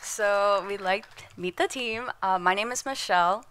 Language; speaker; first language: English; non-native, fluent; Indonesian